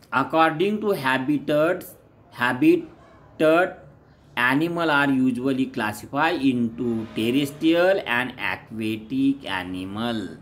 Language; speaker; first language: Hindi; non-native, local second language; Marathi